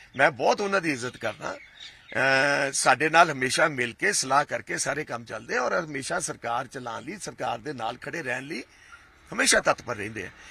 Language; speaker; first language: Punjabi; native; Punjabi